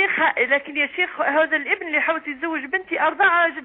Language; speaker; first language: Arabic; native; Arabic